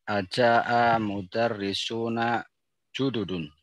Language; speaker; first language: Arabic; non-native, learner; Indonesian